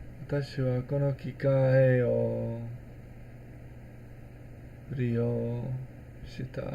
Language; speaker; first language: Japanese; non-native, learner; English